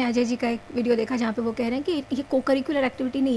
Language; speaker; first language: English; non-native, local second language; Hindi